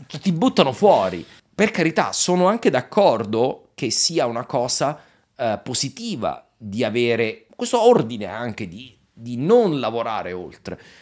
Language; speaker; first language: Italian; native; Italian